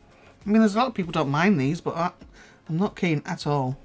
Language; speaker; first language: English; native; English